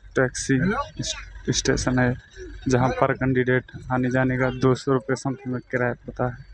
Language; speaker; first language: Hindi; native; Hindi